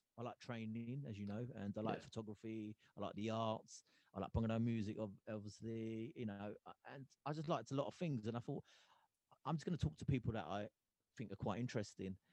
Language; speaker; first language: English; early bilingual, other home language; Punjabi